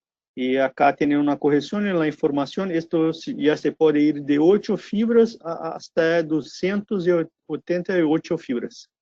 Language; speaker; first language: Spanish; non-native, learner; Portuguese